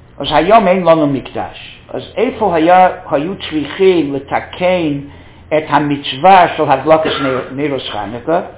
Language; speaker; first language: Hebrew; non-native, fluent; English